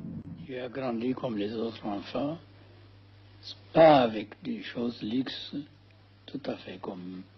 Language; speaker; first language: French; non-native, fluent; Amharic